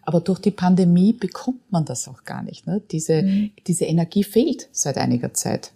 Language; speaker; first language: German; native; German